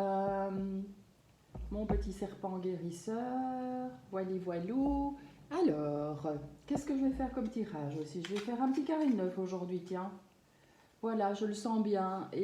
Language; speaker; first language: French; native; French